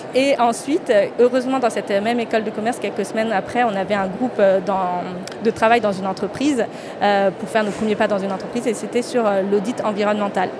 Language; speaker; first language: French; native; French